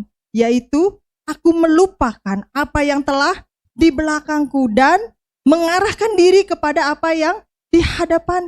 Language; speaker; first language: Indonesian; native; Indonesian